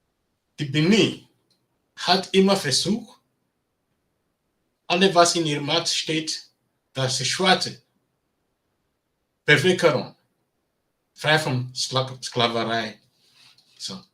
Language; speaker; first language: German; non-native, learner; Bini